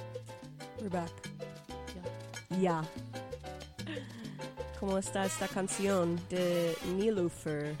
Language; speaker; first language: Spanish; non-native, learner; English